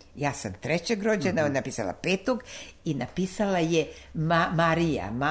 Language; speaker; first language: Serbian; non-native, local second language; Slovak